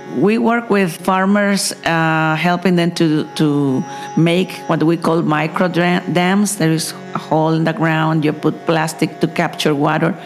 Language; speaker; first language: English; non-native, fluent; Spanish